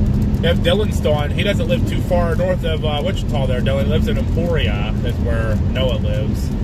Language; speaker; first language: English; native; English